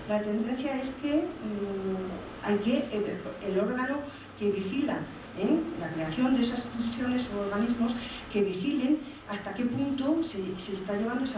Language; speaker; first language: Spanish; native; Spanish